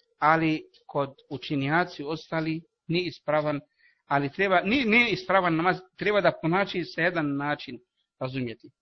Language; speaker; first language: Bosnian; non-native, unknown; Arabic